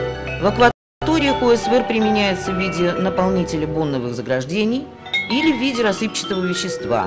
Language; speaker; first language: Russian; native; Russian